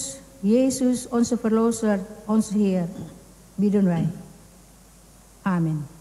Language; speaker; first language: Dutch; non-native, fluent; Indonesian